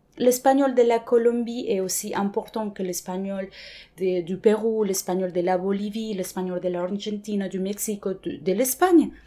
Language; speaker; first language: French; non-native, fluent; Spanish